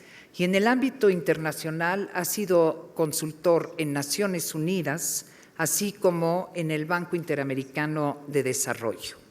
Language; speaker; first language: Spanish; native; Spanish